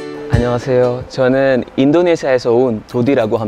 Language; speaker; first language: Korean; non-native, fluent; Indonesian